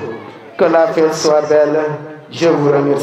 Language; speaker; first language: French; non-native, local second language; Serer